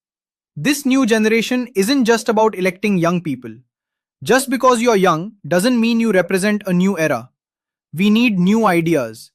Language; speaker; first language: English; native; English